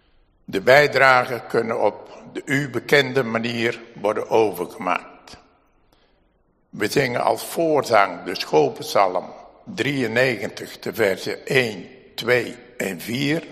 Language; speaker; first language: Dutch; native; Dutch